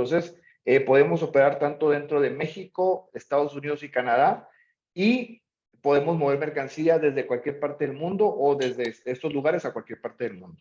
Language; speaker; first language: Spanish; native; Spanish